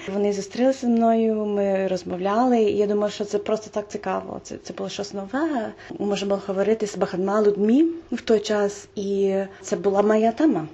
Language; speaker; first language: Ukrainian; non-native, fluent; English